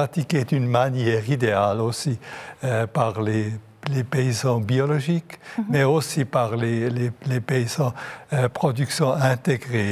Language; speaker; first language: French; non-native, local second language; German